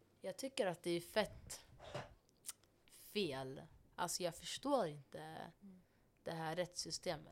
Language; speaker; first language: Swedish; non-native, local second language; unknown